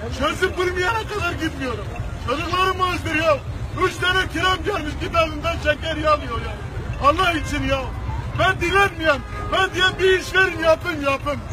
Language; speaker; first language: Turkish; native; Turkish